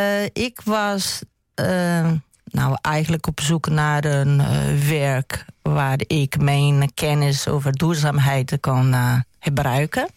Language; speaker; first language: Dutch; non-native, fluent; Portuguese